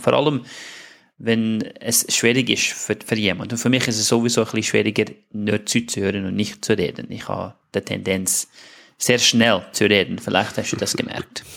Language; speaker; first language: German; non-native, fluent; English